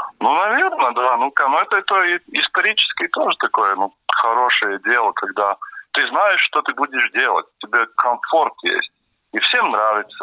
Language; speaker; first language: Russian; non-native, local second language; Latvian